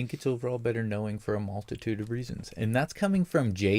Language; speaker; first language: English; native; English